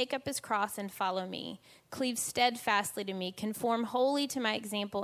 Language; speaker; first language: English; native; English